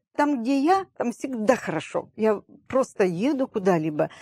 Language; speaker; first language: Russian; native; Russian